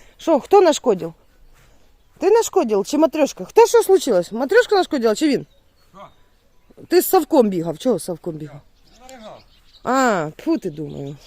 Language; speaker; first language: Ukrainian; non-native, local second language; Russian